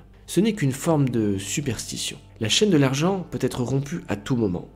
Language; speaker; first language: French; native; French